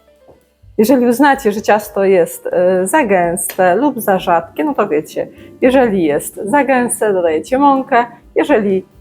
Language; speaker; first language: Polish; native; Polish